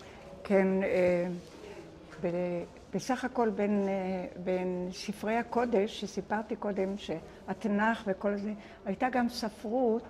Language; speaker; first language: Hebrew; non-native, local second language; Ladino